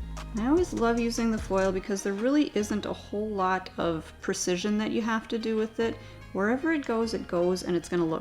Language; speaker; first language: English; native; English